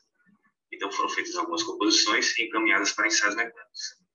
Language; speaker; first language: Portuguese; native; Portuguese